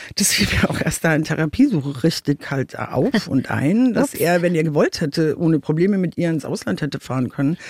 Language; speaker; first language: German; native; German